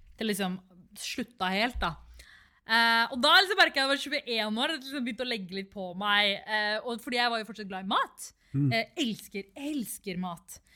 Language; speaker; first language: Norwegian; early bilingual, other home language; Tamil